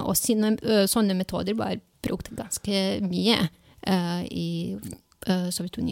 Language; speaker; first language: Norwegian; non-native, fluent; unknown